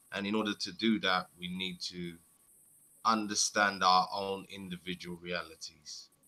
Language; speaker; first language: English; native; English